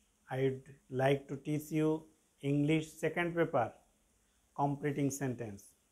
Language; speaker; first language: English; non-native, local second language; Bangla